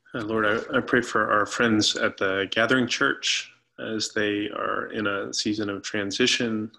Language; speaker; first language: English; native; English